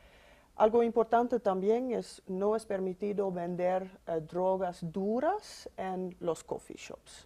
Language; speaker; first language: Spanish; non-native, fluent; Dutch